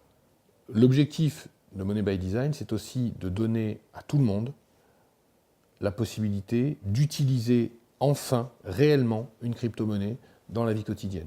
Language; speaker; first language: French; native; French